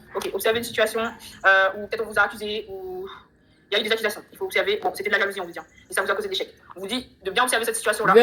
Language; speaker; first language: French; native; French